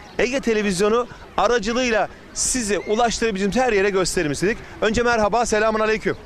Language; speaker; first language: Turkish; native; Turkish